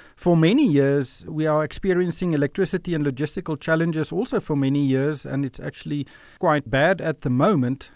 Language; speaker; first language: English; non-native, local second language; Afrikaans